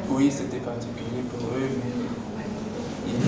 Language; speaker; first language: French; non-native, local second language; Luxembourgish